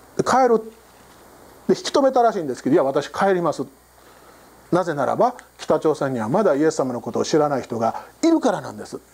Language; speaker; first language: Japanese; native; Japanese